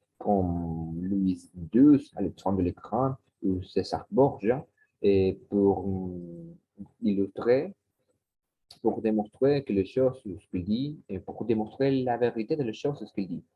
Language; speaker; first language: French; non-native, learner; Spanish